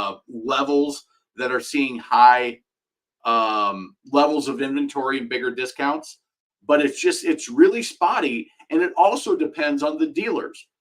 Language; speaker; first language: English; native; English